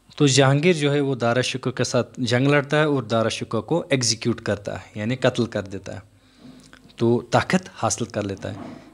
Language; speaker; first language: Hindi; native; Hindi